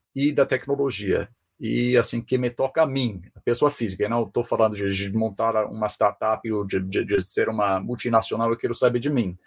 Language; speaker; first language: Portuguese; non-native, fluent; English